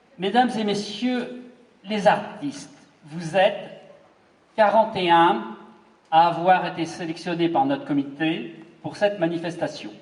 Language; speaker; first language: French; native; French